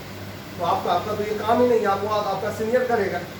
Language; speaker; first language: Hindi; native; Hindi